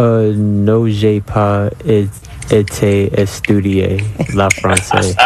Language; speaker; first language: French; non-native, learner; English